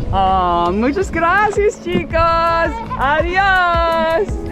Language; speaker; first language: Spanish; non-native, learner; English